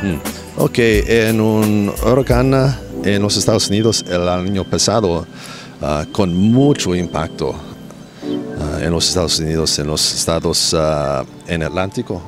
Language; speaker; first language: Spanish; non-native, learner; English